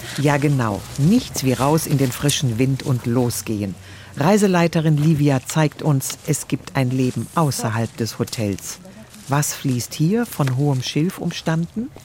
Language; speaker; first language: German; native; German